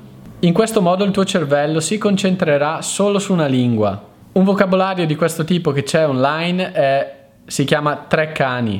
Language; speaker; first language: Italian; native; Italian